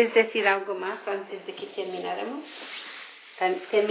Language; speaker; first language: Spanish; non-native, fluent; English